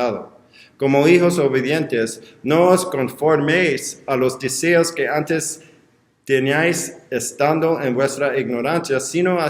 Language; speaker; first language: Spanish; non-native, learner; English